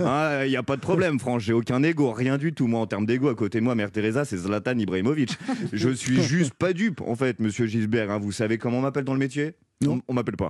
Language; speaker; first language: French; native; French